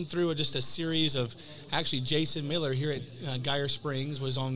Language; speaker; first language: English; native; English